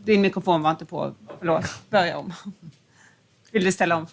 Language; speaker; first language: Swedish; native; Swedish